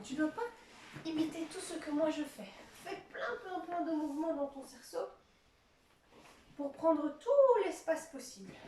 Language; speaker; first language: French; native; French